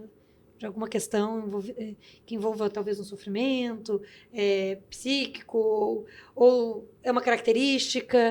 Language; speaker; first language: Portuguese; native; Portuguese